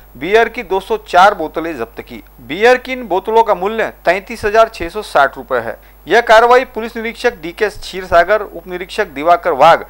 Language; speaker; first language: Hindi; non-native, local second language; Marathi